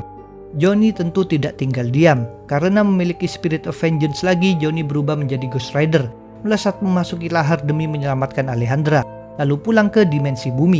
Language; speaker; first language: Indonesian; native; Indonesian